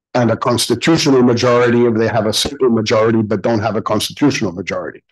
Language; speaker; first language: English; non-native, fluent; Spanish